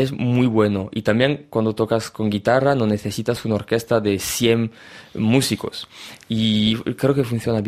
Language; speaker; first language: Spanish; early bilingual, heritage; French